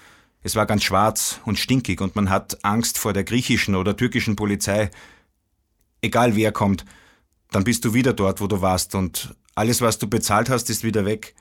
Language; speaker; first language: German; non-native, fluent; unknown